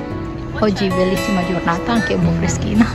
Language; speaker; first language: Italian; non-native, learner; Indonesian